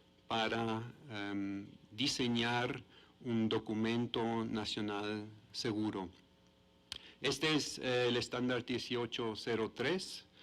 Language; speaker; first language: Spanish; non-native, fluent; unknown